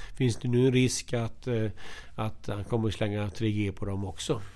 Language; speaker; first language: Swedish; native; Swedish